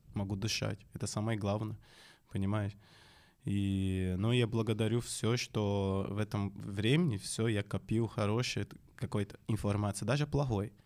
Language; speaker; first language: Russian; non-native, fluent; Portuguese